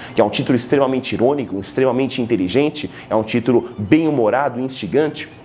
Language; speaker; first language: Portuguese; native; Portuguese